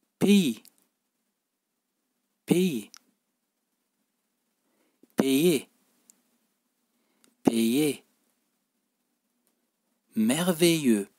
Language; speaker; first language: French; non-native, fluent; Turkish